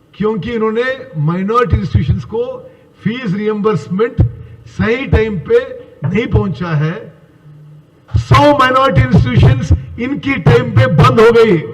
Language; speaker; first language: Hindi; non-native, local second language; Telugu